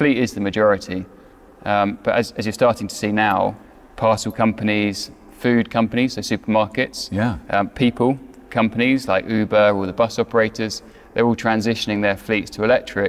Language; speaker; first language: English; native; English